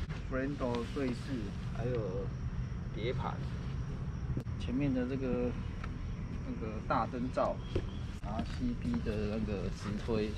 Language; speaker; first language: Chinese; native; Chinese